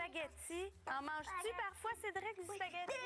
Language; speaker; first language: French; native; French